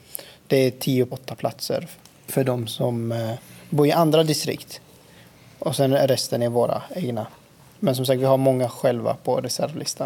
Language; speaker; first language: Swedish; non-native, fluent; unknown